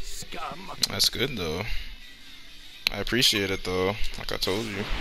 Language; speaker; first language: English; native; English